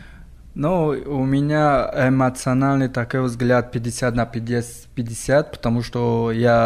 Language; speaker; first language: Russian; non-native, local second language; Tajik